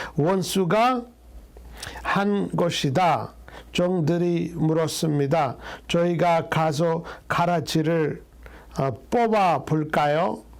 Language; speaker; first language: Korean; non-native, fluent; Amharic